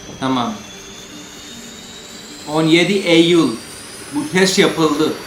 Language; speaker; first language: Turkish; non-native, learner; Urdu